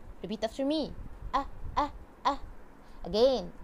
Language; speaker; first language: English; non-native, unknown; Arabic